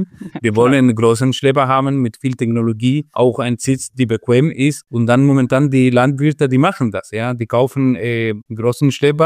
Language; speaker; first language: German; non-native, fluent; Spanish